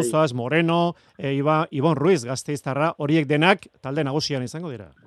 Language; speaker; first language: Basque; native; Basque